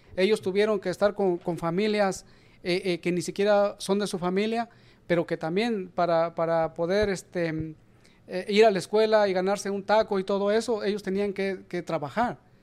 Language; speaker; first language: Spanish; native; Spanish